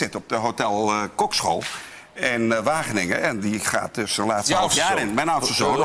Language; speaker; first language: Dutch; native; Dutch